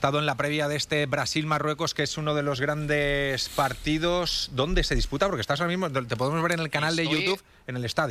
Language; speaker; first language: Spanish; native; Spanish